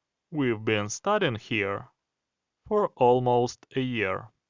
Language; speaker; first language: English; non-native, fluent; Ukrainian